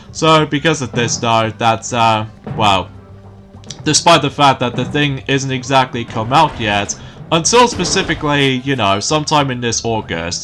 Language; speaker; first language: English; native; English